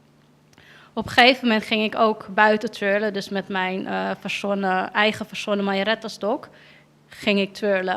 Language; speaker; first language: Dutch; native; Dutch